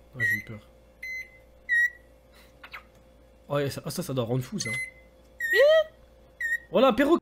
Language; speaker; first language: French; native; French